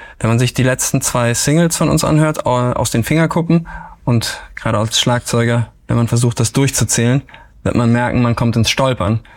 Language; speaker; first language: German; native; German